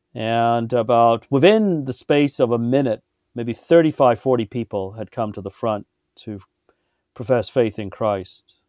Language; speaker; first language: English; native; English